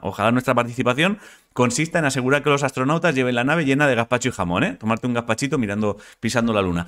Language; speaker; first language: Spanish; native; Spanish